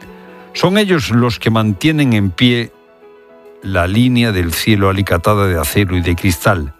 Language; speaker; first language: Spanish; native; Spanish